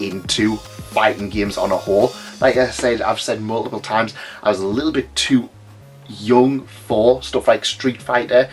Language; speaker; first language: English; native; English